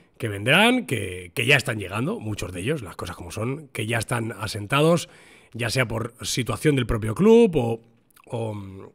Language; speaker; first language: Spanish; native; Spanish